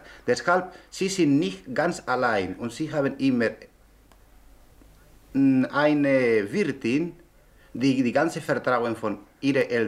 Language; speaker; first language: German; non-native, learner; Spanish